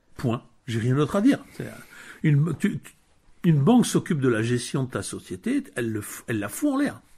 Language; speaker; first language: French; native; French